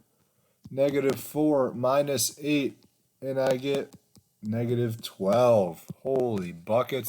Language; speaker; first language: English; native; English